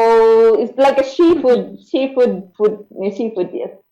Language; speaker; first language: English; non-native, learner; Indonesian